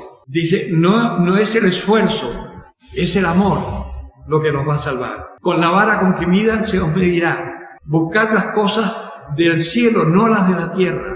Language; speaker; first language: Spanish; native; Spanish